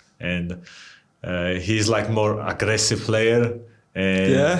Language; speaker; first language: English; non-native, fluent; Georgian